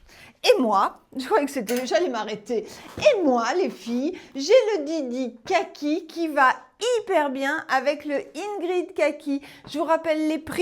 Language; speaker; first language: French; native; French